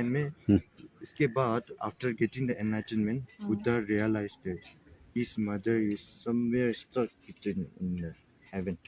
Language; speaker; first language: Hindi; non-native, fluent; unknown